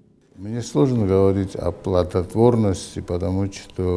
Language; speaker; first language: Russian; non-native, fluent; Georgian